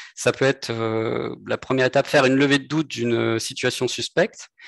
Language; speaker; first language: French; native; French